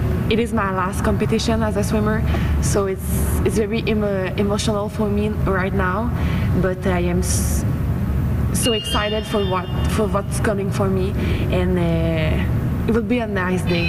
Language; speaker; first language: English; non-native, fluent; French